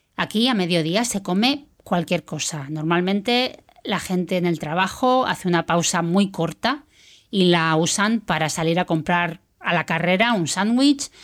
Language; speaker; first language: Spanish; native; Spanish